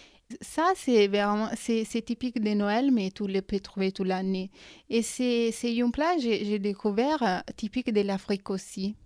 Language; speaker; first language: French; non-native, fluent; Italian